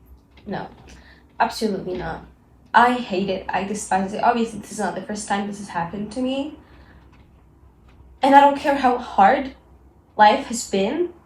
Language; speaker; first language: English; non-native, local second language; Arabic